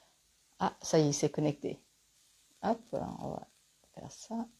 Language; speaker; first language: French; native; French